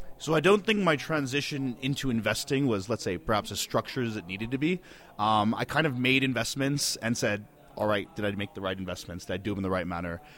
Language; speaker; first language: English; native; English